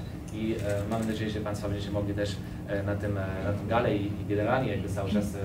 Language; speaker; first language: Polish; non-native, fluent; French